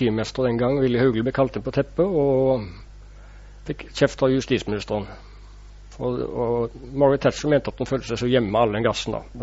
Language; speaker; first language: Norwegian; native; Norwegian